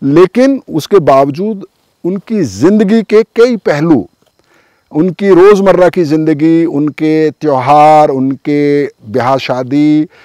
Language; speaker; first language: Hindi; native; Hindi